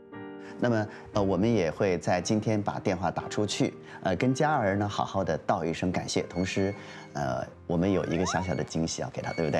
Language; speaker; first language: Chinese; native; Chinese